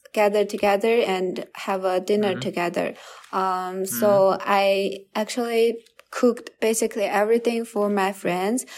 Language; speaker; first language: English; non-native, learner; Chinese